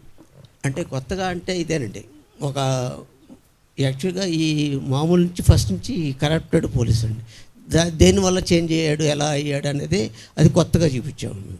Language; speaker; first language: Telugu; native; Telugu